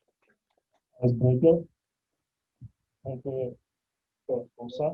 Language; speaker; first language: French; non-native, fluent; Russian